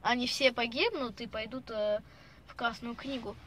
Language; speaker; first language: Russian; early bilingual, heritage; Russian